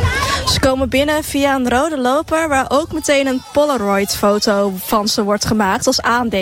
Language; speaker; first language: Dutch; native; Dutch